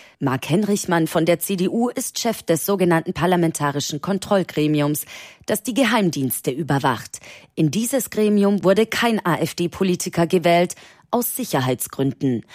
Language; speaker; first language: German; native; German